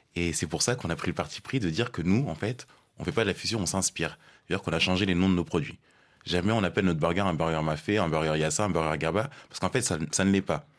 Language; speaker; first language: French; early bilingual, other home language; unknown